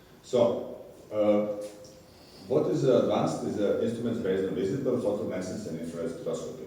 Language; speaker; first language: English; non-native, fluent; Serbian